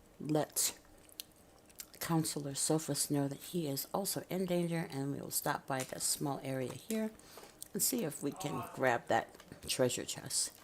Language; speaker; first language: English; native; English